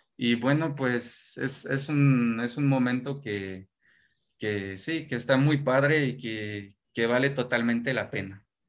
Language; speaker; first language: Spanish; non-native, fluent; French